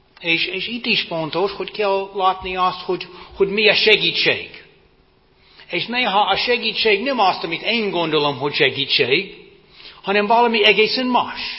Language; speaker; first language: Hungarian; non-native, fluent; English